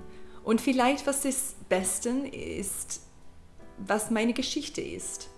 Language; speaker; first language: German; non-native, learner; English